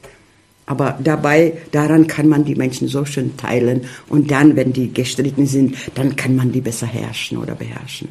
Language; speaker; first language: German; non-native, fluent; Czech